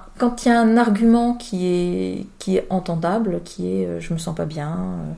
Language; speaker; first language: French; native; French